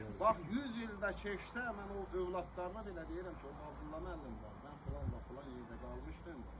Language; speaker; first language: Azerbaijani; native; Azerbaijani